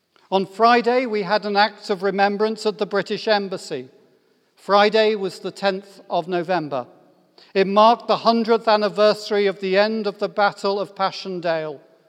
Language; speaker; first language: English; native; English